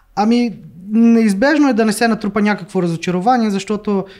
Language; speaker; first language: Bulgarian; native; Bulgarian